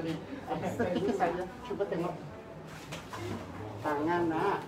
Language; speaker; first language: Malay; non-native, local second language; Cantonese